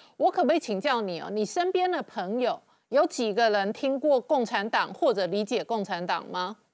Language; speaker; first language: Chinese; native; Chinese